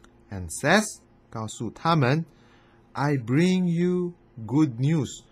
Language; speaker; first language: English; non-native, fluent; Chinese